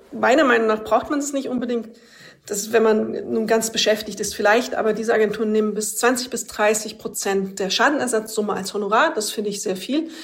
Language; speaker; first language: German; native; German